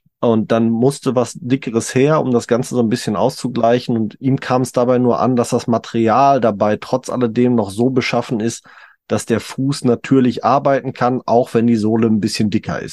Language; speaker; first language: German; native; German